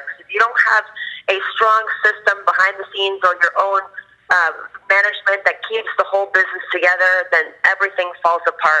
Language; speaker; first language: English; native; English